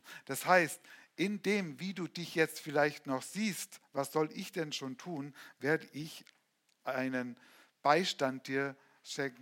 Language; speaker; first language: German; native; German